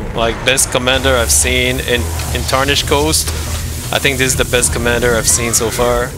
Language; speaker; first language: English; non-native, fluent; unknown